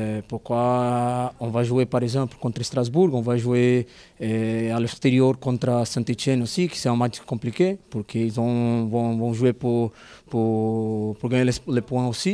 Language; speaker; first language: French; non-native, learner; Portuguese